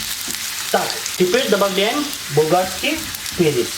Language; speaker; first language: Russian; non-native, fluent; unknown